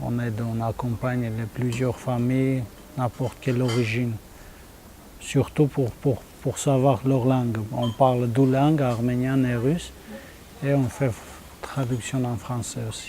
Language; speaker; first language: French; non-native, learner; Armenian